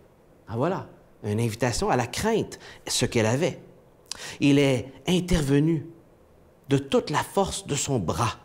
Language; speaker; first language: French; native; French